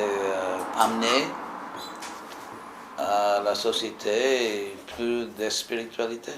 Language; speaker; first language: French; non-native, fluent; English